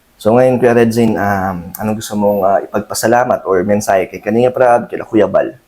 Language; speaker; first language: Filipino; native; Filipino